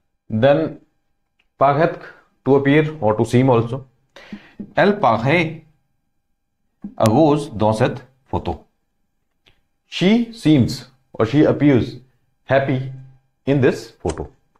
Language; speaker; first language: English; non-native, local second language; Hindi